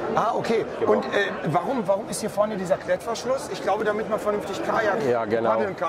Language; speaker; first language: German; native; German